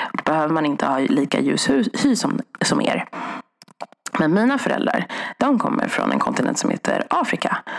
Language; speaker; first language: Swedish; early bilingual, other home language; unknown